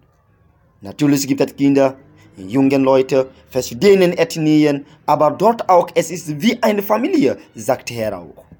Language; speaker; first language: German; non-native, learner; French